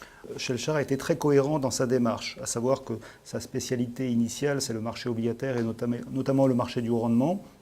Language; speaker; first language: French; native; French